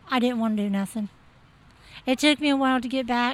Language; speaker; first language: English; native; English